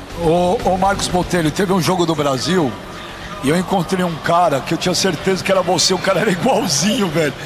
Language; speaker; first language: Portuguese; native; Portuguese